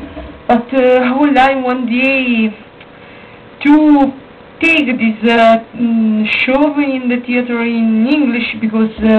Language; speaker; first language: English; non-native, learner; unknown